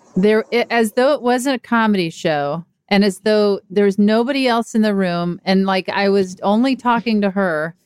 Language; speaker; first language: English; native; English